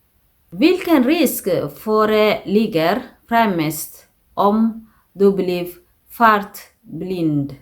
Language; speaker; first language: Swedish; non-native, fluent; Tigrinya